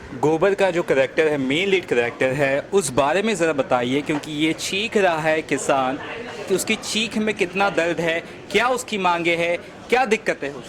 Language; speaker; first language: Hindi; native; Hindi